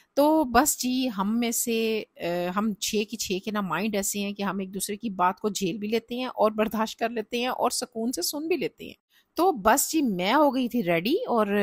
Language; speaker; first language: Urdu; native; Urdu